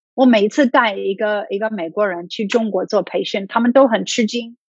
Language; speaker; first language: Chinese; non-native, fluent; English